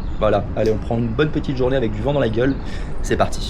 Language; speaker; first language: French; native; French